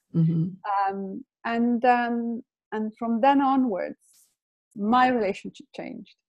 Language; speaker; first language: English; non-native, fluent; Italian